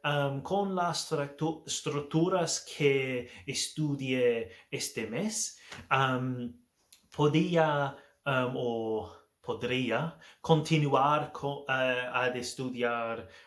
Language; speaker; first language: Spanish; non-native, learner; English